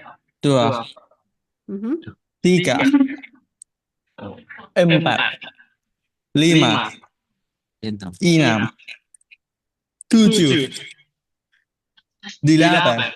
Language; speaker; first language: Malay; non-native, learner; Thai